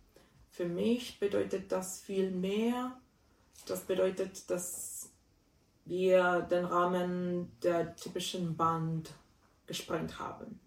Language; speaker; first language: German; non-native, fluent; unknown